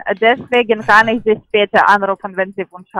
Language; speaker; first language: German; non-native, learner; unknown